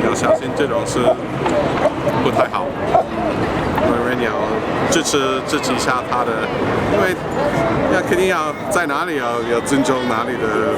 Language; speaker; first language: Chinese; non-native, fluent; English